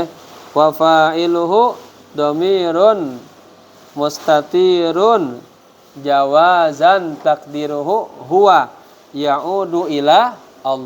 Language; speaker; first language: Arabic; non-native, fluent; Indonesian